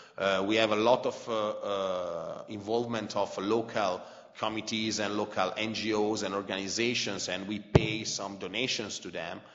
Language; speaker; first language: English; non-native, fluent; Italian